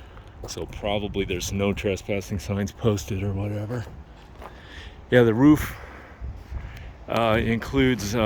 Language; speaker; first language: English; native; English